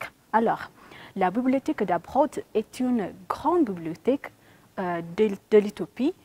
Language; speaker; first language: French; non-native, learner; Amharic